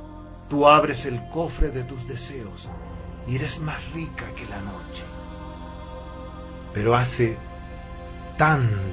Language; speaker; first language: Spanish; native; Spanish